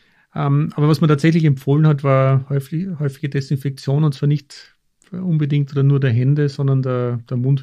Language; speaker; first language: German; native; German